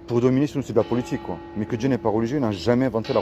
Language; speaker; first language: French; native; French